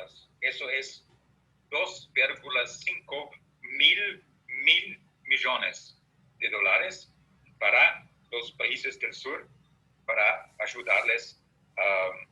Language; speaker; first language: Spanish; non-native, fluent; German